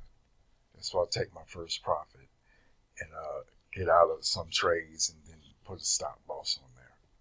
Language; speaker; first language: English; native; English